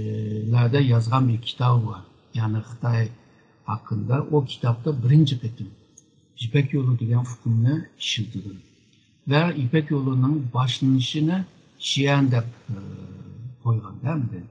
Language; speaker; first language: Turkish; non-native, learner; Uyghur